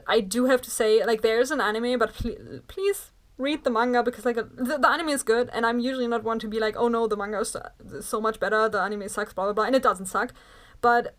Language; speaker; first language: English; non-native, fluent; German